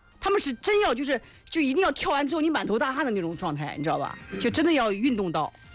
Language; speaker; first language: Chinese; native; Chinese